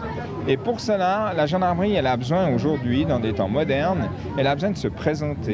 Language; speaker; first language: French; native; French